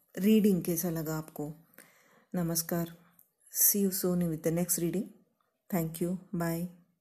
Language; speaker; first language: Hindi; non-native, local second language; Kannada